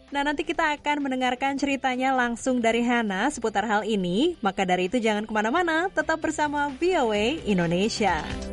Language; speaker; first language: Indonesian; native; Indonesian